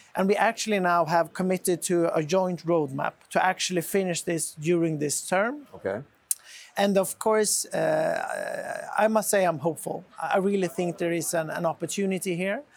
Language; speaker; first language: English; non-native, fluent; Swedish